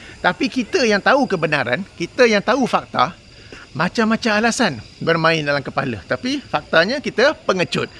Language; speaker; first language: Malay; native; Malay